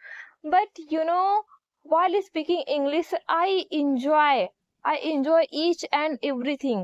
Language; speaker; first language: English; non-native, learner; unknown